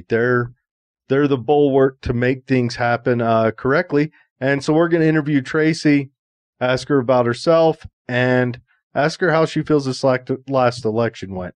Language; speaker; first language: English; native; English